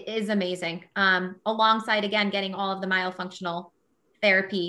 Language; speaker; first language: English; native; English